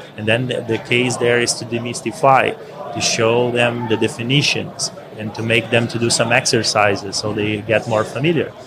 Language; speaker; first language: English; non-native, fluent; Portuguese